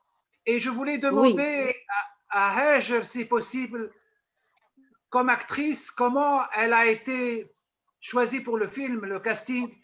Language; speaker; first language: French; non-native, local second language; Arabic